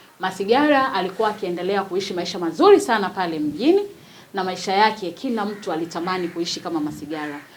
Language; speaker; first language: Swahili; native; Swahili